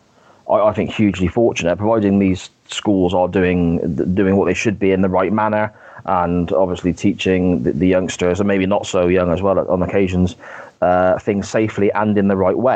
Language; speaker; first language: English; native; English